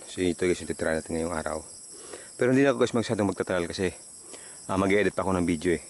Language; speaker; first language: Filipino; non-native, local second language; Bikol